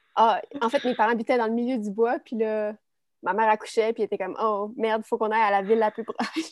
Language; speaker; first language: French; native; French